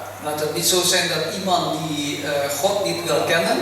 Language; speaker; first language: Dutch; early bilingual, other home language; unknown